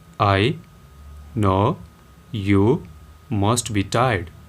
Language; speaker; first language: English; non-native, local second language; Nepali